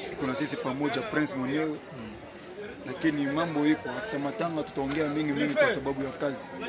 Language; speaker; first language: Swahili; non-native, local second language; Lingala